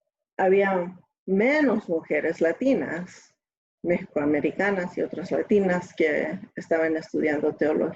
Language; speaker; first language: Spanish; early bilingual, other home language; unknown